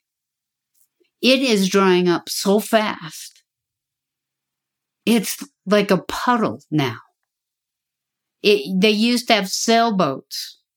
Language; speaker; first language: English; native; English